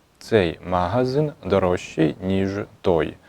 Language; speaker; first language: Ukrainian; non-native, fluent; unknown